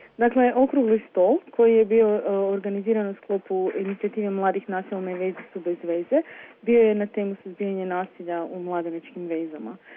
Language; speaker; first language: Serbian; native; Serbian